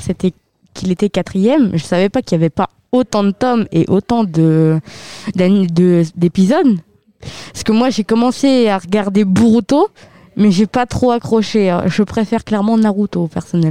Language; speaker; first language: French; native; French